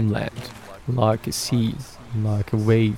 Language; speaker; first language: English; non-native, fluent; Persian